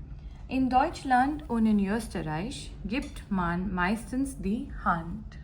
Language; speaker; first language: German; non-native, learner; Gujarati